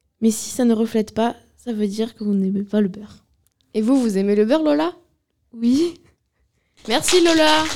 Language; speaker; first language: French; native; French